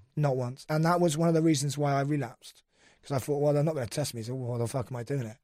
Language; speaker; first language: English; native; English